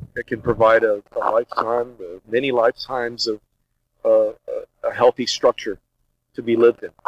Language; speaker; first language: English; early bilingual, other home language; Portuguese